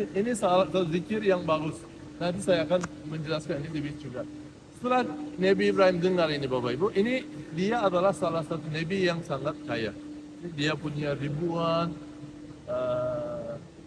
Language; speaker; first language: Indonesian; non-native, fluent; Turkish